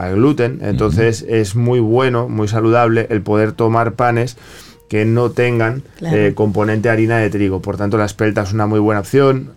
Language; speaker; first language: Spanish; native; Spanish